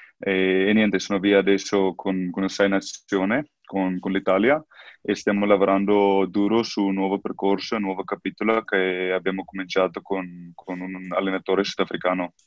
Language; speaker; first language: Italian; non-native, fluent; Afrikaans